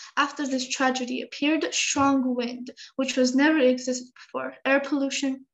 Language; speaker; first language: English; non-native, fluent; Georgian